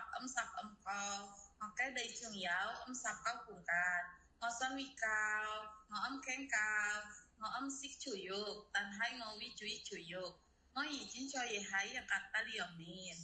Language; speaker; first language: Cantonese; non-native, learner; Indonesian